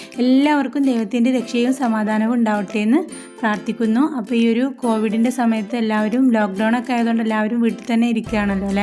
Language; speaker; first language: Malayalam; native; Malayalam